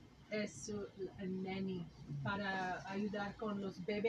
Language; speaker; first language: Spanish; non-native, learner; English